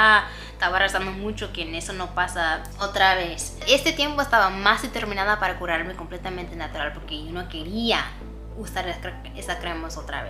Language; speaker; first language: Spanish; non-native, fluent; English